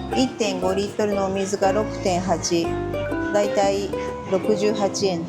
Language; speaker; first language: Japanese; native; Japanese